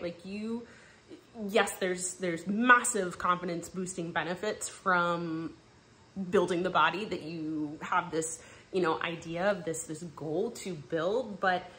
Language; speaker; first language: English; native; English